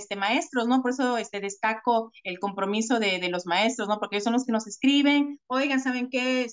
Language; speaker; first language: Spanish; native; Spanish